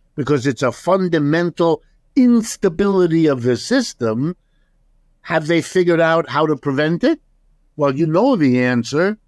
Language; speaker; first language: English; early bilingual, other home language; German